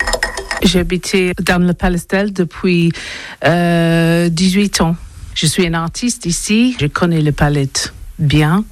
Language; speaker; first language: French; non-native, learner; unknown